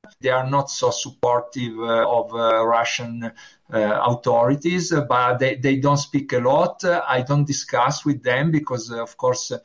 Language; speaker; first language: English; non-native, learner; Italian